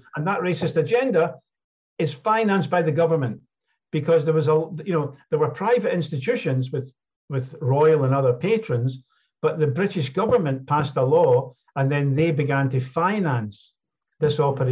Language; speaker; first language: English; native; English